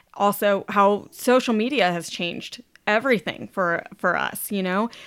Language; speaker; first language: English; native; English